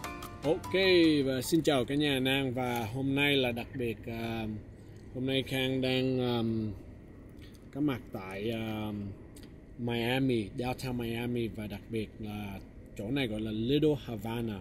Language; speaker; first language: Vietnamese; early bilingual, heritage; Vietnamese